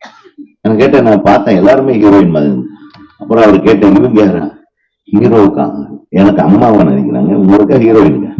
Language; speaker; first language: Tamil; native; Tamil